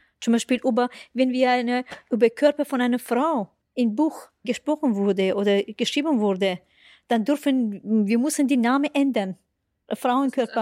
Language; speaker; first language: German; non-native, fluent; Persian